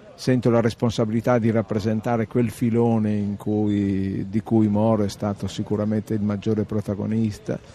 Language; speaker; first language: Italian; native; Italian